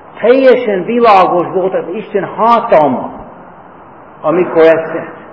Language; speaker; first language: Hungarian; non-native, fluent; English